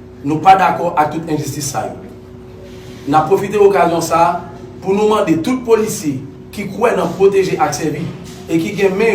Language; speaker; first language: Haitian Creole; native; Haitian Creole